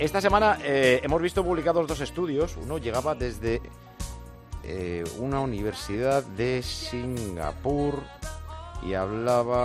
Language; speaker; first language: Spanish; native; Spanish